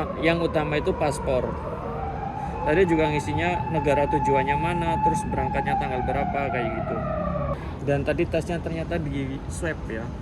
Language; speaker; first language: Indonesian; native; Indonesian